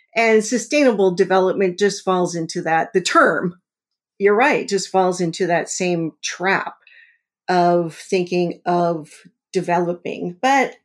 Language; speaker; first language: English; native; English